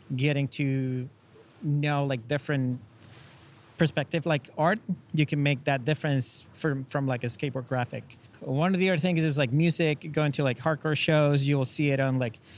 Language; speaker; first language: English; non-native, fluent; Spanish